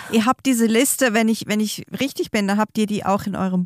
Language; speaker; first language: German; native; German